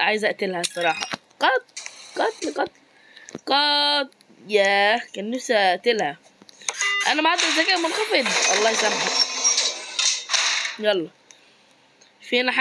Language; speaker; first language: Arabic; native; Arabic